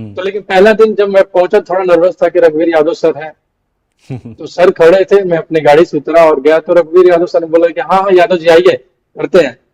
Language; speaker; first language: Hindi; non-native, local second language; Bhojpuri